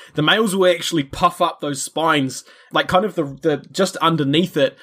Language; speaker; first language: English; native; English